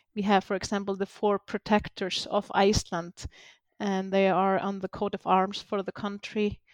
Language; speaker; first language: English; non-native, fluent; Icelandic